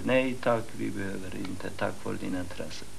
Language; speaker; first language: Swedish; non-native, fluent; Kurdish